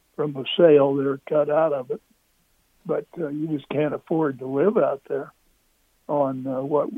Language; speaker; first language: English; native; English